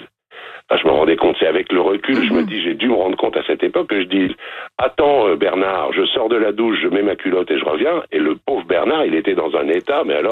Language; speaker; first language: French; native; French